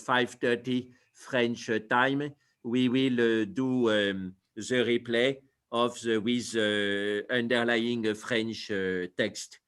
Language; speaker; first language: English; non-native, fluent; French